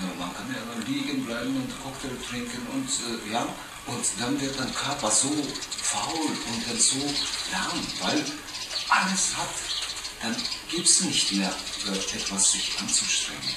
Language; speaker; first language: German; non-native, fluent; Japanese